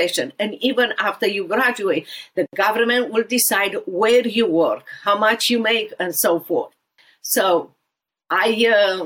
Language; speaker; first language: English; non-native, fluent; Romanian